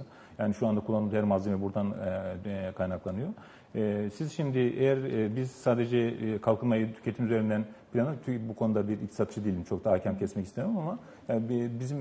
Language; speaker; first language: Turkish; native; Turkish